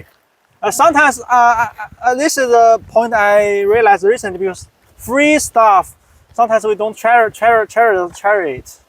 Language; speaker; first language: English; non-native, fluent; Chinese